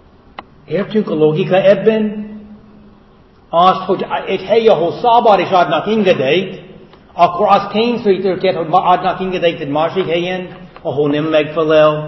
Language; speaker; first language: Hungarian; non-native, fluent; English